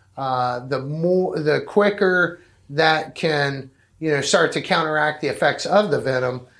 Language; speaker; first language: English; native; English